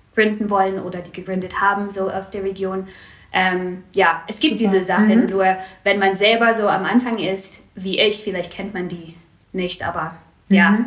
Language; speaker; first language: German; non-native, fluent; English